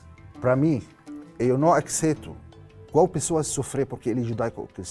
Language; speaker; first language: Portuguese; non-native, learner; Arabic